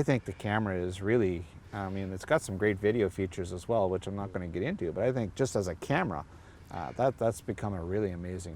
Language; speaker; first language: English; native; English